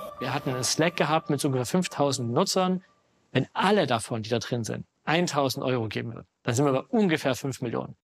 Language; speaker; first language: German; native; German